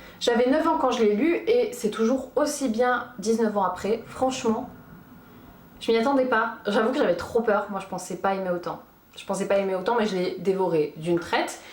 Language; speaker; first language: French; early bilingual, other home language; Portuguese